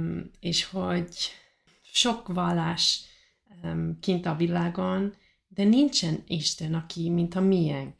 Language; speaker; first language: Hungarian; non-native, learner; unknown